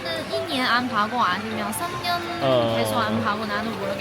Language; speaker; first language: Korean; non-native, learner; Chinese